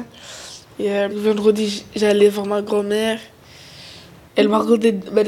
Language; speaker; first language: French; early bilingual, other home language; Arabic